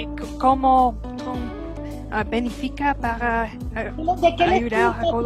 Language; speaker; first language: Spanish; non-native, fluent; English